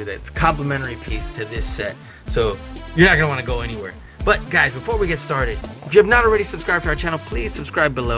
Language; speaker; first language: English; native; English